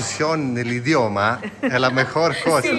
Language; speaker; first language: Spanish; non-native, fluent; Italian